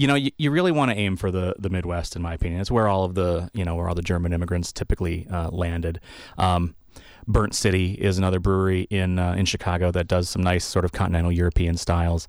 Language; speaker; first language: English; native; English